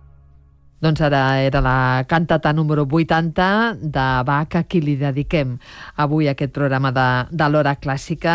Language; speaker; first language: Catalan; native; Catalan